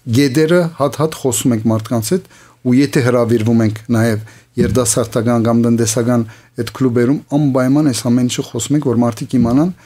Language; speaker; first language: Armenian; early bilingual, heritage; Armenian